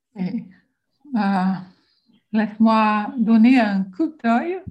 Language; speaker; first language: French; non-native, learner; Portuguese